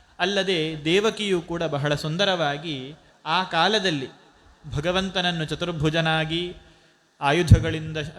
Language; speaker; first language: Kannada; non-native, local second language; Tulu